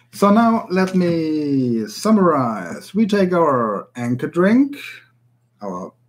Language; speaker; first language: English; non-native, fluent; German